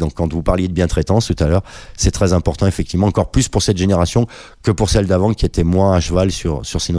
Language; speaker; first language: French; native; French